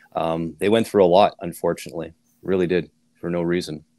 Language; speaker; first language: English; native; English